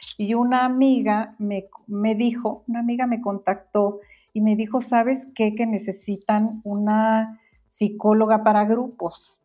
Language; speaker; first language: Spanish; native; Spanish